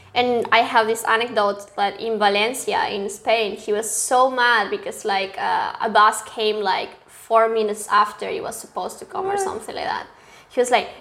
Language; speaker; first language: English; non-native, fluent; Spanish